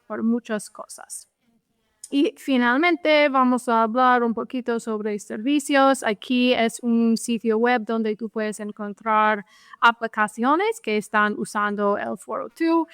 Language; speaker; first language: Spanish; non-native, fluent; English